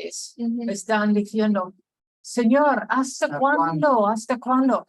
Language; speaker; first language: Spanish; non-native, fluent; English